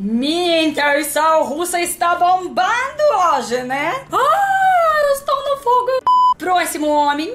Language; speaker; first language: Portuguese; non-native, learner; Russian